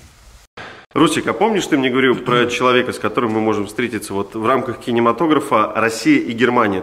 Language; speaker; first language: Russian; native; Russian